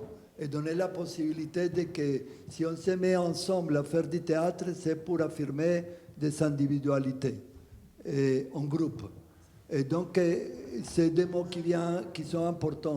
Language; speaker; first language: French; non-native, fluent; Spanish